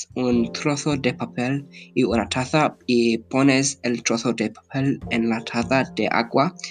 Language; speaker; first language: Spanish; non-native, learner; English